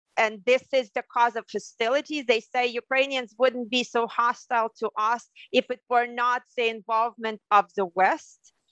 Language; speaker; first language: English; non-native, fluent; Russian